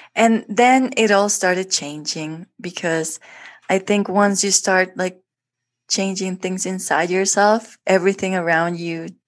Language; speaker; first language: English; non-native, fluent; Spanish